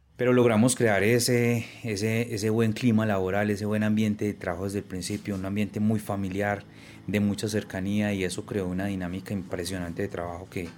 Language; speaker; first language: Spanish; native; Spanish